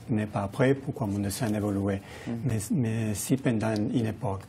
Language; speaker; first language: French; non-native, learner; Spanish